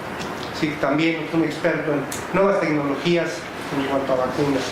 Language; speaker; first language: Spanish; native; Spanish